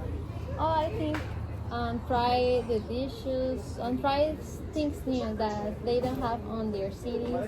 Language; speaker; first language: English; non-native, learner; Spanish